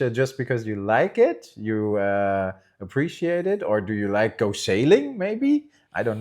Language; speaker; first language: English; non-native, fluent; German